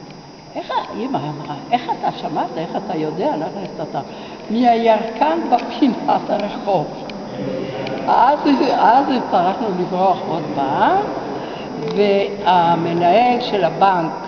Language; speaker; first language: Hebrew; non-native, fluent; Italian